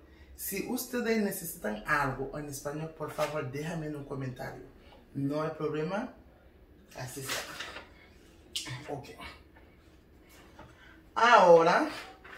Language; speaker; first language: Spanish; non-native, learner; Haitian Creole